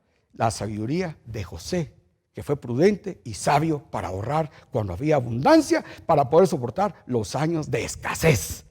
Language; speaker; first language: Spanish; native; Spanish